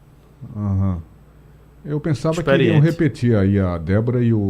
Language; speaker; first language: Portuguese; native; Portuguese